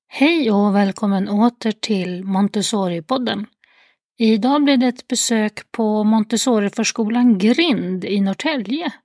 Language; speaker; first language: Swedish; native; Swedish